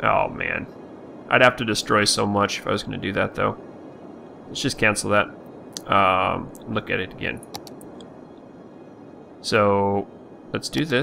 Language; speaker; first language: English; native; English